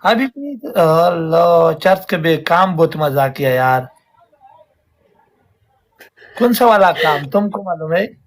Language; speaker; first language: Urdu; non-native, learner; Pashto